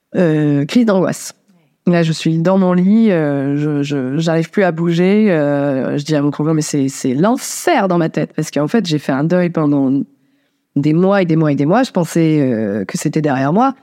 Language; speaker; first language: French; native; French